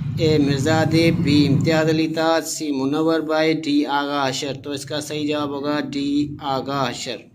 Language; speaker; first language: Urdu; non-native, local second language; Sindhi